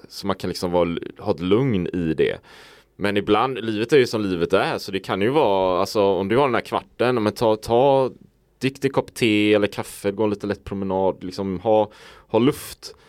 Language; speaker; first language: Swedish; native; Swedish